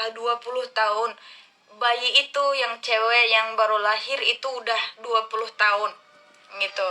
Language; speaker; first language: Indonesian; non-native, learner; Turkish